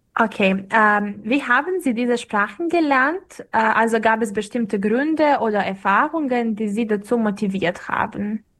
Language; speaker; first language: German; non-native, fluent; Serbian